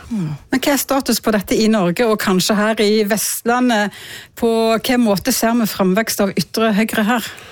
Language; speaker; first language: Norwegian; native; Norwegian